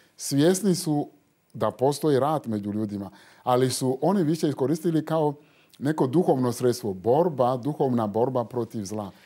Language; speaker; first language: Croatian; non-native, fluent; Fon